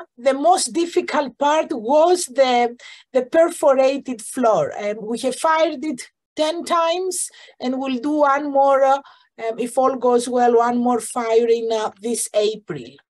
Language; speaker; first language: English; non-native, fluent; Greek